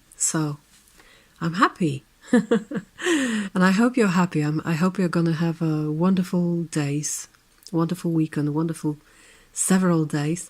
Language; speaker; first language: English; non-native, fluent; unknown